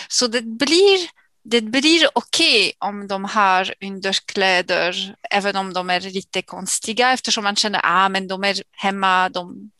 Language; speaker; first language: Swedish; non-native, fluent; English